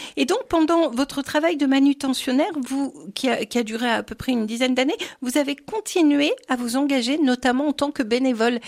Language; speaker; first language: French; native; French